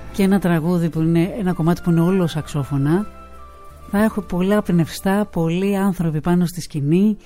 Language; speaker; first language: Greek; native; Greek